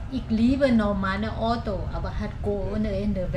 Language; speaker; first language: German; non-native, learner; Thai